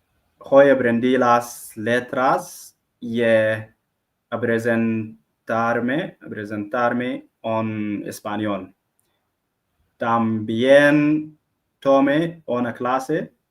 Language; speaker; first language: Spanish; non-native, learner; Arabic